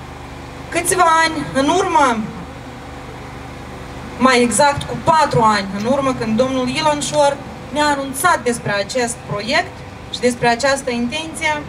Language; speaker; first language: Romanian; non-native, local second language; Russian